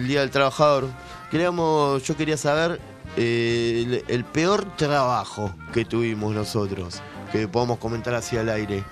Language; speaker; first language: Spanish; native; Spanish